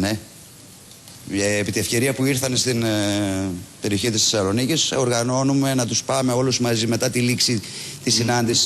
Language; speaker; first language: Greek; native; Greek